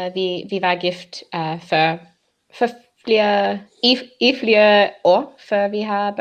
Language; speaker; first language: Danish; non-native, learner; English